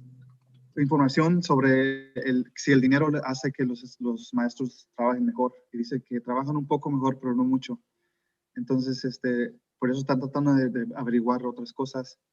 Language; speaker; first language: Spanish; early bilingual, heritage; Spanish